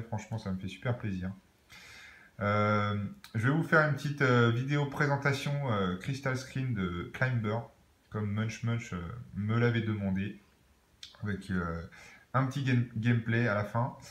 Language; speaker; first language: French; native; French